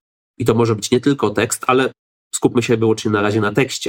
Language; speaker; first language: Polish; native; Polish